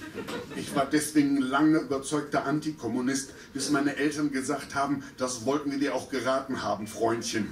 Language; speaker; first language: German; native; German